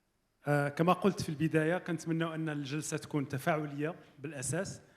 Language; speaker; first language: Arabic; native; Arabic